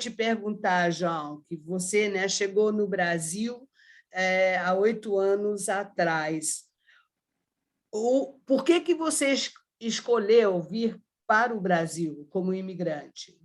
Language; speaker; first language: Portuguese; early bilingual, other home language; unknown